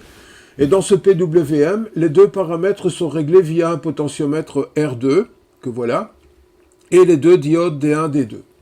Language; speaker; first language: French; native; French